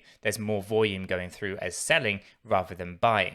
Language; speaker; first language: English; native; English